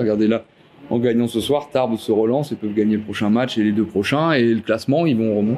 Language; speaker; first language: French; native; French